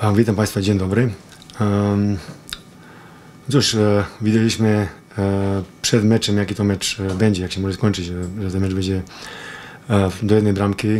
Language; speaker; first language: Polish; non-native, fluent; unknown